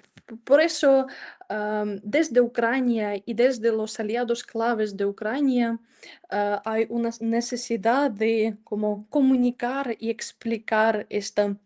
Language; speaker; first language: Spanish; non-native, fluent; Ukrainian